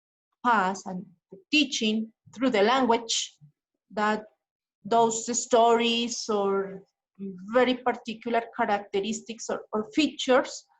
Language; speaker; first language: English; non-native, fluent; Spanish